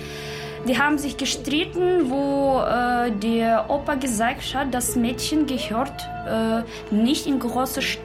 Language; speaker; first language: German; non-native, learner; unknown